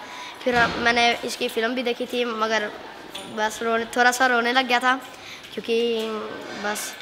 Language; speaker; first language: Hindi; early bilingual, heritage; Urdu